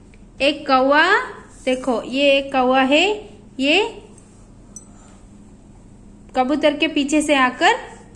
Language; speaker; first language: Hindi; non-native, local second language; Odia